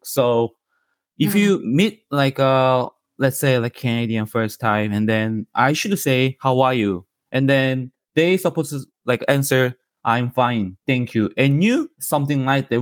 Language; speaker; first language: English; non-native, learner; Korean